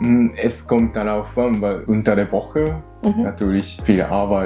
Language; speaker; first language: German; non-native, learner; Japanese